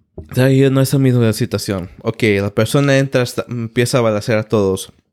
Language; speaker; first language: Spanish; early bilingual, heritage; Spanish